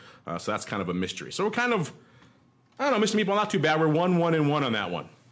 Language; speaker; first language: English; native; English